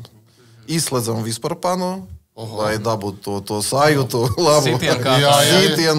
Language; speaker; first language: Latvian; non-native, learner; Russian